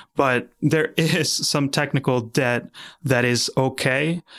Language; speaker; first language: English; non-native, fluent; Spanish